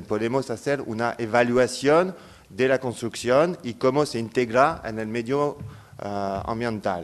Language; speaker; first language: Spanish; non-native, fluent; French